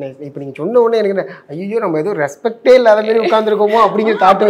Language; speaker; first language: Tamil; native; Tamil